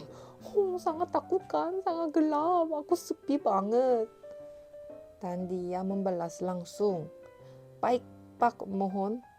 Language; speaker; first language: Indonesian; non-native, learner; Korean